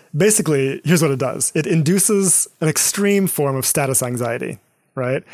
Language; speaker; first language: English; native; English